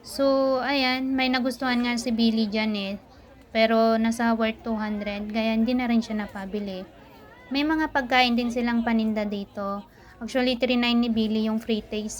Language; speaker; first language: Filipino; native; Filipino